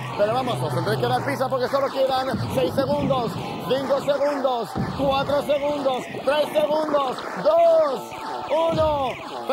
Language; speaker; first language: Spanish; native; Spanish